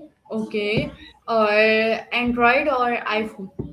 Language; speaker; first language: English; non-native, local second language; Urdu